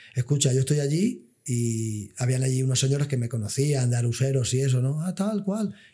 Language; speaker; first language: Spanish; native; Spanish